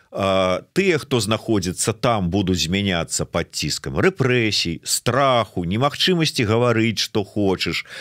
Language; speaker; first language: Belarusian; non-native, local second language; Russian